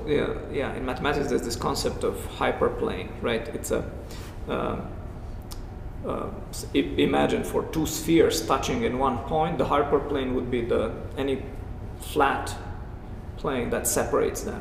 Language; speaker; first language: English; non-native, fluent; Romanian